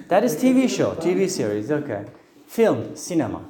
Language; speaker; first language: English; non-native, fluent; Turkish